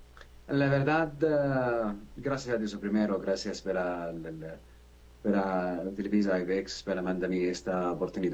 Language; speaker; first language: Spanish; non-native, learner; Arabic